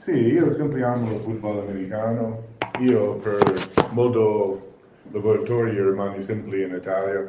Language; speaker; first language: Italian; non-native, learner; English